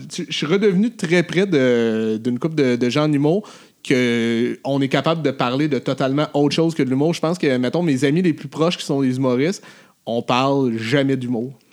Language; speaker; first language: French; native; French